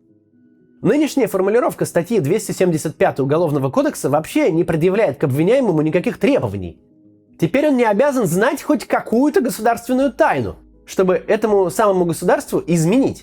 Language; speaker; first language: Russian; native; Russian